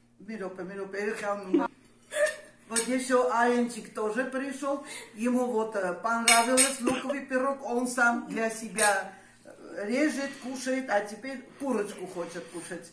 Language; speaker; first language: Russian; non-native, fluent; Armenian